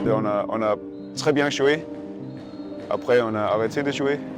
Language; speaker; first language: French; non-native, learner; Danish